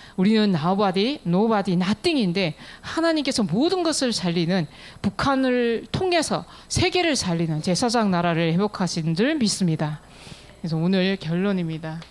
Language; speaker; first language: Korean; native; Korean